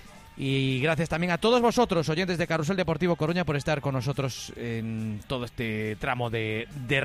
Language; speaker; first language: Spanish; native; Spanish